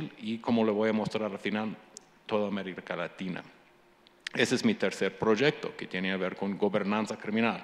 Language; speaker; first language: Spanish; non-native, fluent; English